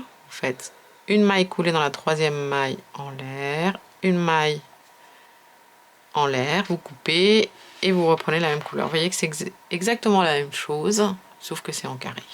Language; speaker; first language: French; native; French